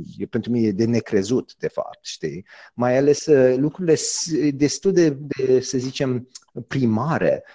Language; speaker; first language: Romanian; early bilingual, heritage; Romanian